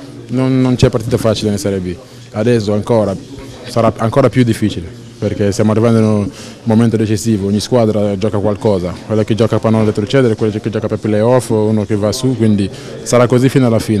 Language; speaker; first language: Italian; non-native, fluent; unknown